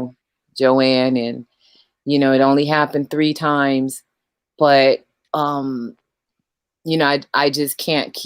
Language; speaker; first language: English; native; English